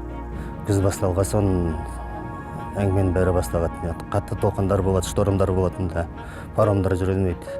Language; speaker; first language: Kazakh; native; Kazakh